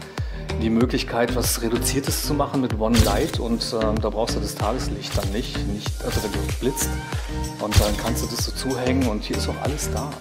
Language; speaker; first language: German; native; German